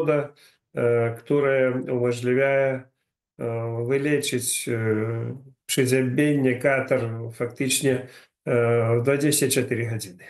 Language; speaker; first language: Polish; non-native, learner; Ukrainian